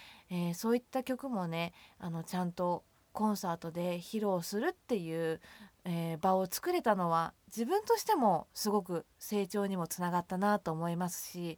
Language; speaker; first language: Japanese; native; Japanese